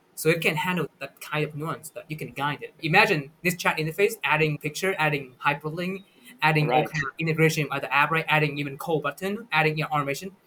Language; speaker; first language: English; non-native, fluent; Vietnamese